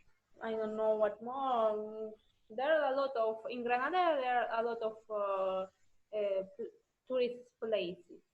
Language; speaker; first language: English; non-native, learner; Russian